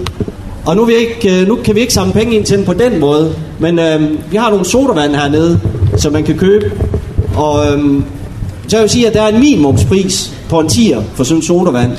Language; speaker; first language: Danish; native; Danish